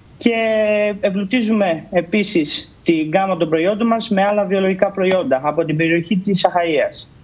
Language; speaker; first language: Greek; native; Greek